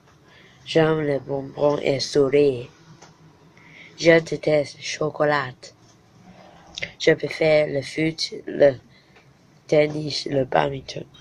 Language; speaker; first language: French; non-native, learner; Cantonese